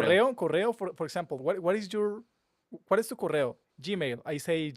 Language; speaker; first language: English; non-native, learner; Spanish